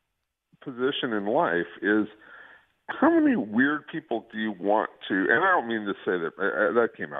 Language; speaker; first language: English; native; English